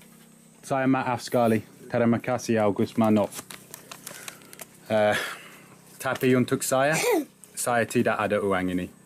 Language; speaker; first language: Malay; non-native, learner; English